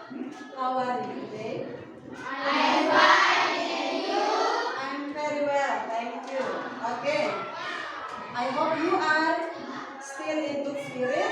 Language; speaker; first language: English; non-native, learner; Indonesian